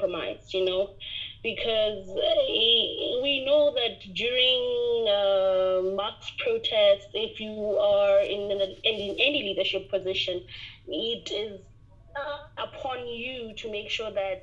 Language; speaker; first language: English; non-native, local second language; Northern Sotho